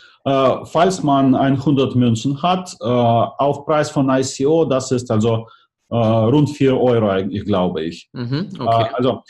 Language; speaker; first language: German; non-native, fluent; Russian